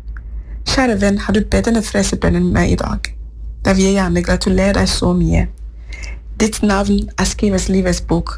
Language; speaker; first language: Norwegian; non-native, fluent; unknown